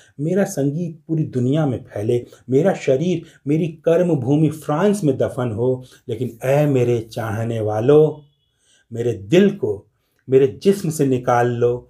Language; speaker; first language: Hindi; native; Hindi